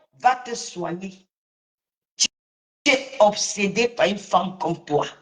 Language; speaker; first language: French; native; French